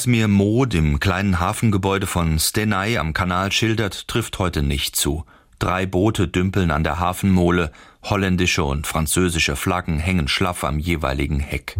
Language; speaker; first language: German; native; German